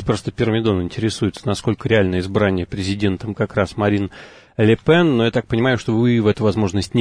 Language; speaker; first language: Russian; native; Russian